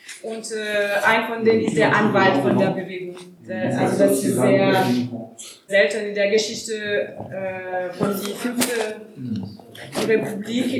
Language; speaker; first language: German; non-native, learner; French